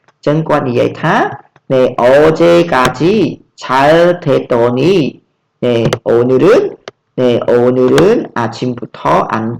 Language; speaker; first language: Korean; non-native, fluent; Khmer